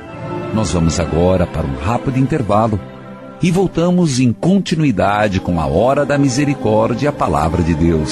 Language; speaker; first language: Portuguese; native; Portuguese